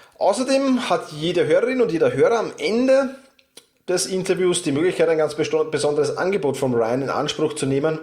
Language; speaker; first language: German; native; German